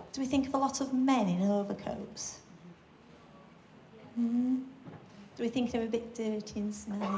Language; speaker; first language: English; native; English